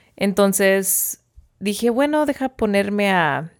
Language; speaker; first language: Spanish; early bilingual, heritage; Spanish